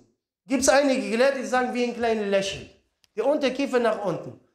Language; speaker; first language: German; non-native, learner; Arabic